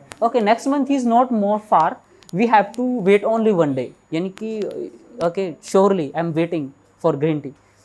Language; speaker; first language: English; non-native, local second language; Hindi